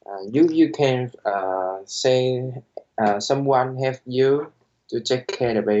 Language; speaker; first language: English; non-native, learner; Vietnamese